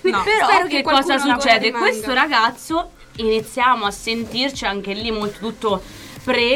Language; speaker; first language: Italian; native; Italian